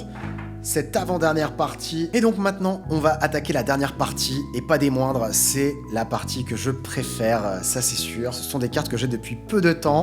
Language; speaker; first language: French; native; French